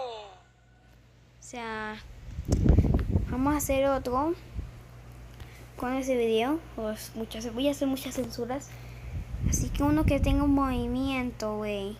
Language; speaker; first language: Spanish; native; Spanish